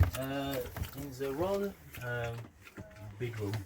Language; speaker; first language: English; non-native, learner; French